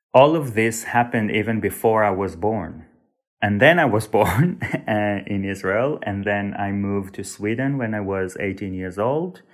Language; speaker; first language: English; non-native, fluent; Hebrew